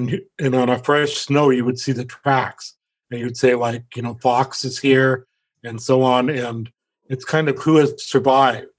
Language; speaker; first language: English; native; English